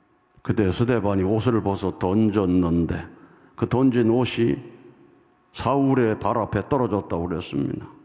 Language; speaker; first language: Korean; native; Korean